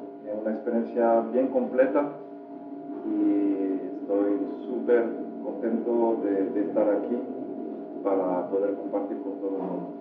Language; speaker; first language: Spanish; non-native, fluent; French